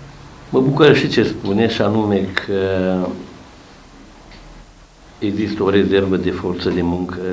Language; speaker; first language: Romanian; native; Romanian